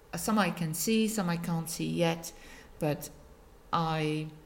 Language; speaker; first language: English; non-native, fluent; Dutch